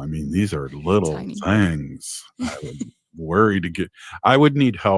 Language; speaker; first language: English; native; English